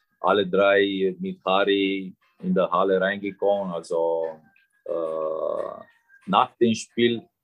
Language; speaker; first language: German; non-native, fluent; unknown